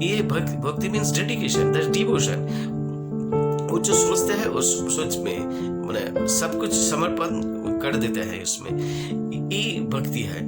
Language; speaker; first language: Hindi; non-native, local second language; Bangla